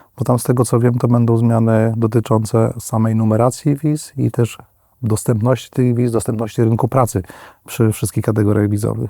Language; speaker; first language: Polish; native; Polish